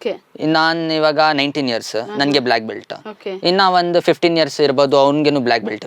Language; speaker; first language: Kannada; non-native, local second language; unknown